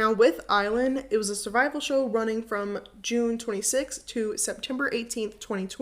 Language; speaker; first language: English; native; English